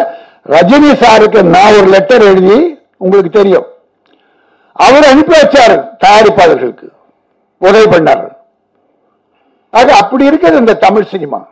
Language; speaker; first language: Tamil; native; Tamil